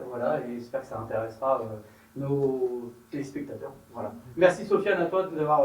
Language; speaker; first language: French; native; French